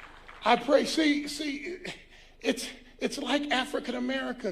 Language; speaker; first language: English; native; English